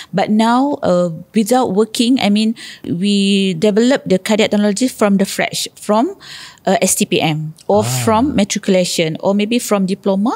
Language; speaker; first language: English; non-native, local second language; Malay